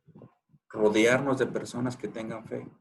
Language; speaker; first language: Spanish; native; Spanish